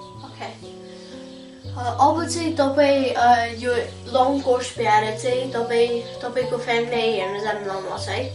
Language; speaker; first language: Nepali; early bilingual, heritage; Nepali